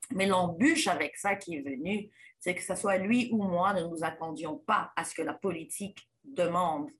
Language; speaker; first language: French; non-native, local second language; Lingala